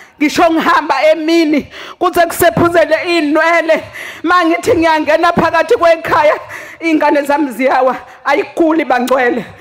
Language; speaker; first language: Zulu; native; Zulu